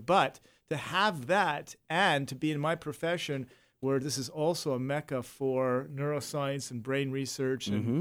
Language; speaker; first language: English; native; English